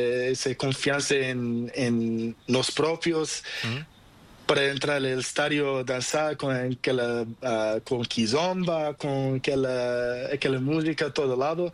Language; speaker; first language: Spanish; non-native, learner; Portuguese